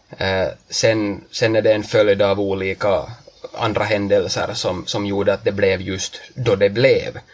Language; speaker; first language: Swedish; native; Swedish